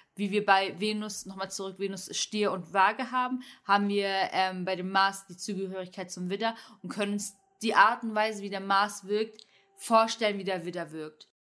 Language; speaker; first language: German; early bilingual, other home language; Turkish